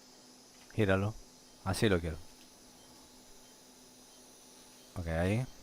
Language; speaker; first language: Spanish; native; Spanish